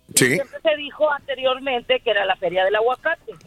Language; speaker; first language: Spanish; native; Spanish